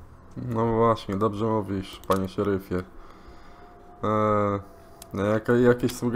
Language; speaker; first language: Polish; native; Polish